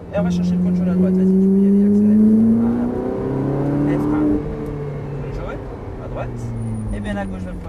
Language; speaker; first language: French; native; French